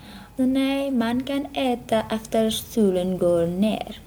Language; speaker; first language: Swedish; non-native, learner; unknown